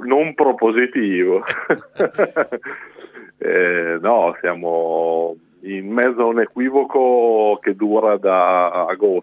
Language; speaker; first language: Italian; native; Italian